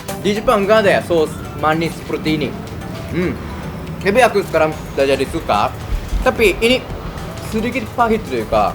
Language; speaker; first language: Indonesian; non-native, learner; Japanese